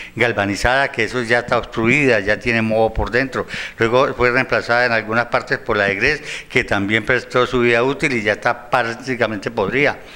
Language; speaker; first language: Spanish; native; Spanish